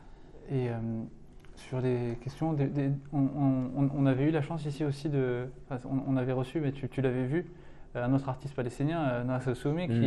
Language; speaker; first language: French; native; French